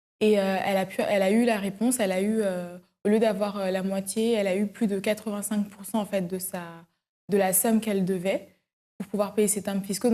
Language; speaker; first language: French; early bilingual, other home language; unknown